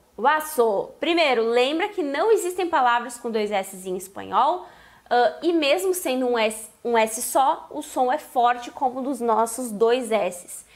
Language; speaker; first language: Portuguese; native; Portuguese